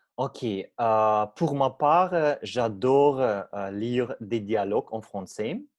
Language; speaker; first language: French; non-native, learner; Russian